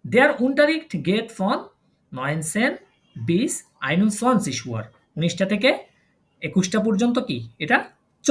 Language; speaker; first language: German; non-native, learner; Bangla